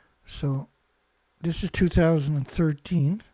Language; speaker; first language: English; native; English